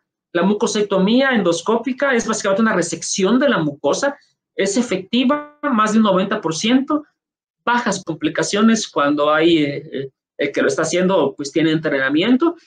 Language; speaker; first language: Spanish; native; Spanish